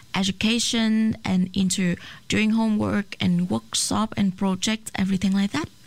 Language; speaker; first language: English; non-native, fluent; Chinese